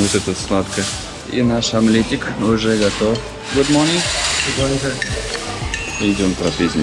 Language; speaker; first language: Russian; native; Russian